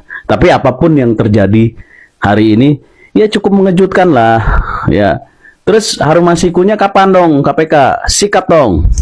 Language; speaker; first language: Indonesian; native; Indonesian